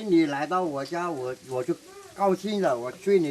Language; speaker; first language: Chinese; non-native, local second language; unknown